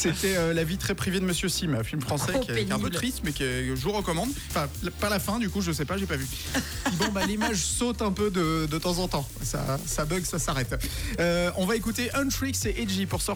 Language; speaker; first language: French; native; French